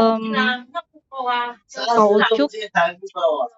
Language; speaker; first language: Cantonese; non-native, learner; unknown